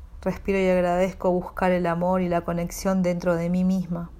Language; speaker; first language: Spanish; native; Spanish